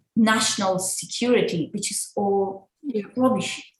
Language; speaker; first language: English; non-native, fluent; Persian